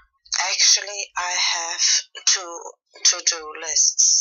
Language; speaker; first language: English; non-native, fluent; Spanish